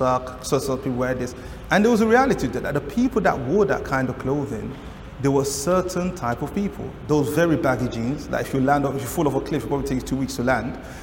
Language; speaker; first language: English; native; English